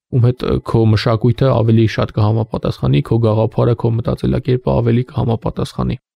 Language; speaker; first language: Armenian; native; Armenian